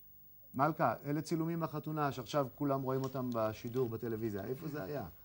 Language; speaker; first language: Hebrew; native; Hebrew